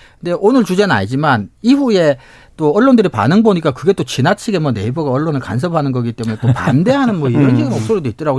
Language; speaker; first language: Korean; native; Korean